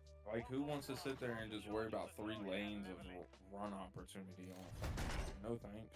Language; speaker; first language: English; native; English